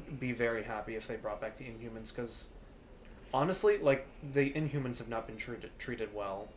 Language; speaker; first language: English; early bilingual, other home language; Spanish